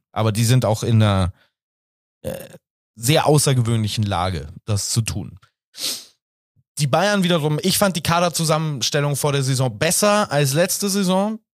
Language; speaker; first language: German; native; German